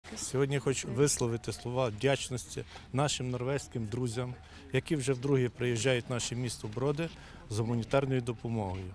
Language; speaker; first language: Ukrainian; native; Ukrainian